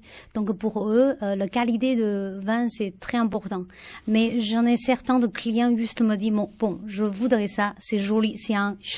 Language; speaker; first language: French; non-native, learner; Chinese